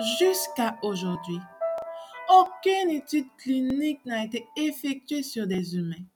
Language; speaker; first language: French; non-native, local second language; Haitian Creole